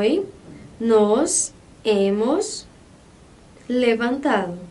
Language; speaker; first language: Spanish; non-native, fluent; Portuguese